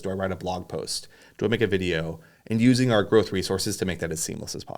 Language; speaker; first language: English; native; English